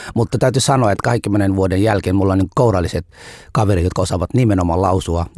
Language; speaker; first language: Finnish; non-native, fluent; Somali